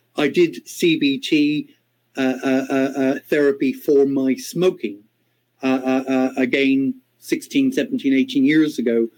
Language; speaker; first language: English; native; English